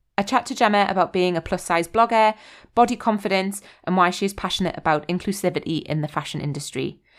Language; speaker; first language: English; native; English